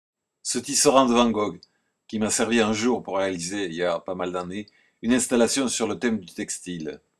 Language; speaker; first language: French; native; French